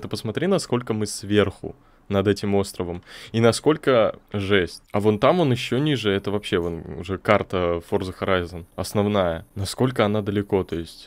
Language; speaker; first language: Russian; native; Russian